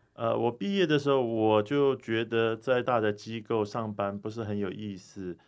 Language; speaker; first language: Chinese; early bilingual, heritage; Chinese